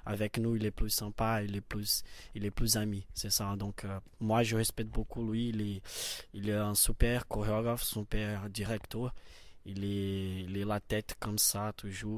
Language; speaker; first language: French; non-native, learner; Portuguese